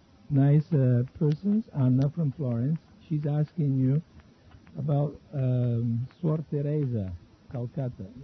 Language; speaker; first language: English; non-native, fluent; Italian